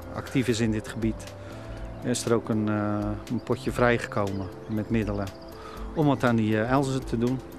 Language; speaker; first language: Dutch; native; Dutch